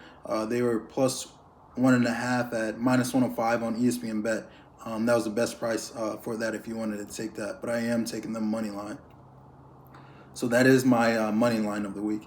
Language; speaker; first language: English; native; English